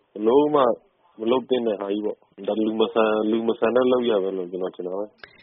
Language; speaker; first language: Burmese; native; Burmese